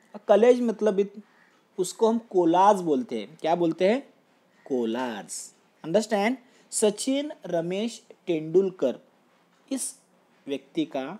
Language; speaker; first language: Hindi; non-native, local second language; Marathi